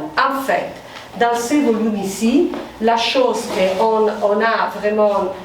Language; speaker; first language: French; non-native, fluent; Italian